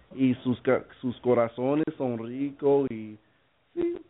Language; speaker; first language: Spanish; non-native, learner; English